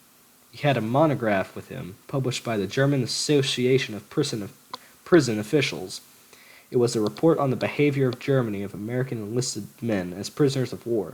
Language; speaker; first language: English; native; English